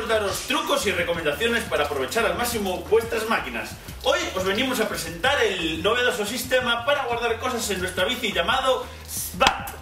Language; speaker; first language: Spanish; native; Spanish